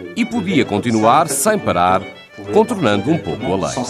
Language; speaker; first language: Portuguese; non-native, fluent; French